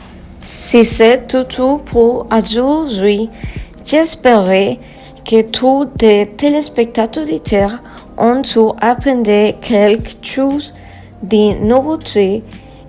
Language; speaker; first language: French; non-native, learner; Spanish